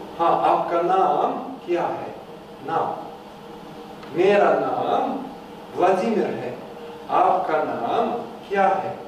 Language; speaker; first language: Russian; native; Russian